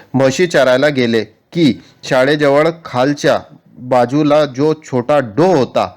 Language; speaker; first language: Marathi; non-native, local second language; Urdu